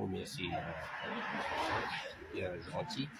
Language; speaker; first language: French; non-native, local second language; Réunion Creole French